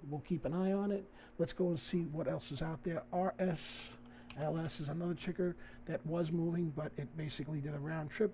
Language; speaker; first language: English; native; English